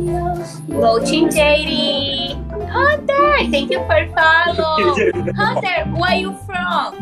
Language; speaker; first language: English; non-native, learner; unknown